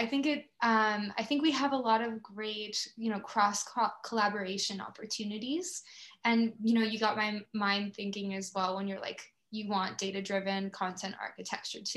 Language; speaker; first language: English; native; English